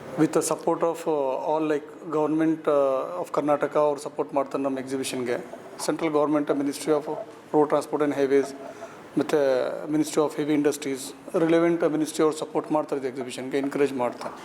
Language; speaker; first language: Kannada; non-native, local second language; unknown